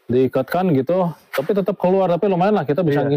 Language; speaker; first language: Indonesian; native; Indonesian